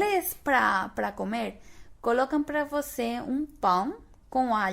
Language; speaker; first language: Portuguese; non-native, fluent; Spanish